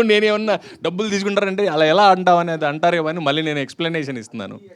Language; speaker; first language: Telugu; native; Telugu